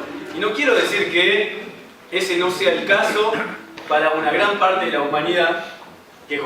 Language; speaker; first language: Spanish; native; Spanish